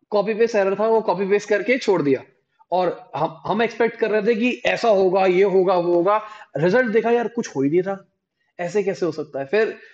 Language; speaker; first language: Hindi; native; Hindi